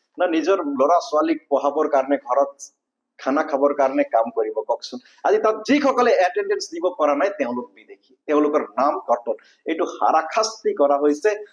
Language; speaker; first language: Assamese; non-native, local second language; Nepali